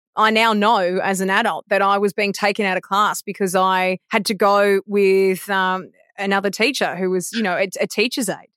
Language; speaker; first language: English; native; English